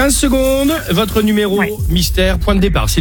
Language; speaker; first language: French; native; French